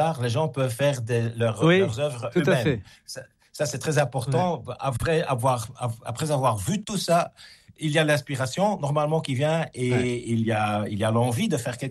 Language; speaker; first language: French; native; French